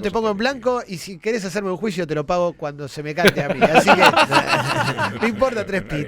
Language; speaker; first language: Spanish; native; Spanish